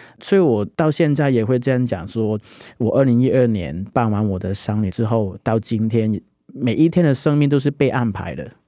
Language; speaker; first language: Chinese; non-native, local second language; Cantonese